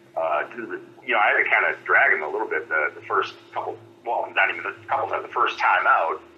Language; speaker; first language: English; native; English